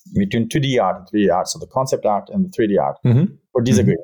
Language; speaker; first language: English; non-native, fluent; Albanian